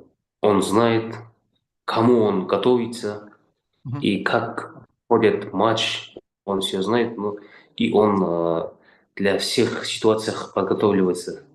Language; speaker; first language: Russian; non-native, local second language; Kazakh